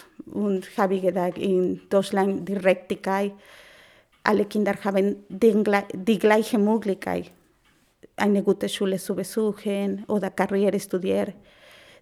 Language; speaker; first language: German; non-native, learner; Spanish